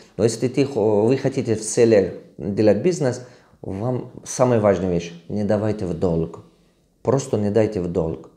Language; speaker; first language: Russian; non-native, local second language; Tajik